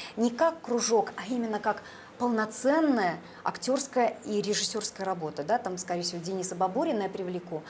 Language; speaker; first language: Russian; native; Russian